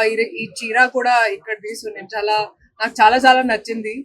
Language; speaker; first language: Telugu; non-native, learner; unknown